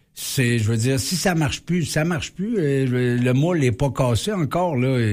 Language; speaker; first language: French; native; French